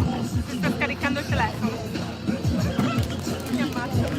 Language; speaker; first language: Italian; native; Italian